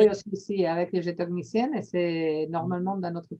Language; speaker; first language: French; non-native, fluent; Spanish